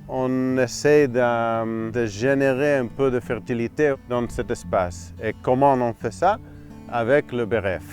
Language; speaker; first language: French; non-native, fluent; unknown